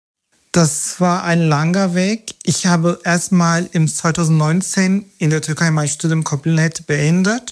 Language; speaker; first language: German; non-native, fluent; Turkish